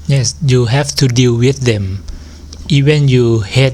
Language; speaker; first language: English; non-native, learner; Thai